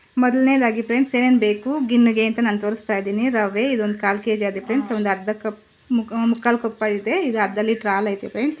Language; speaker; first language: Kannada; non-native, local second language; Telugu